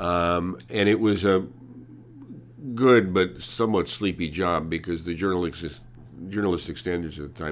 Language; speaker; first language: English; early bilingual, other home language; Hungarian